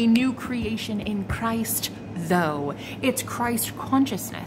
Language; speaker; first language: English; native; English